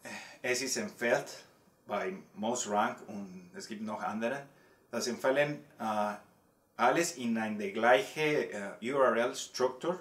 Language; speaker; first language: German; non-native, learner; Spanish